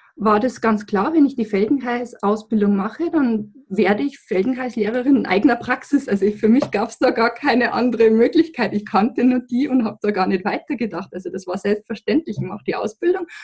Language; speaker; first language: German; native; German